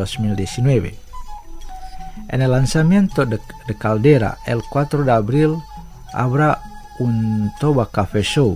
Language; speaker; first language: Spanish; non-native, fluent; Indonesian